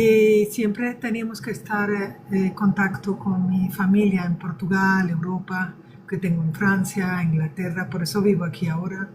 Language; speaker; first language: Spanish; early bilingual, other home language; Portuguese